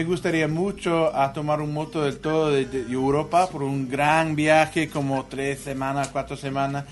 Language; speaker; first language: Spanish; non-native, learner; English